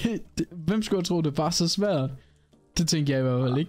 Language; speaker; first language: Danish; native; Danish